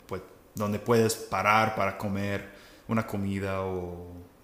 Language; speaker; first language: Spanish; non-native, fluent; English